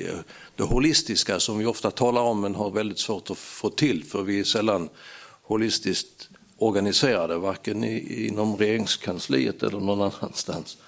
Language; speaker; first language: Swedish; native; Swedish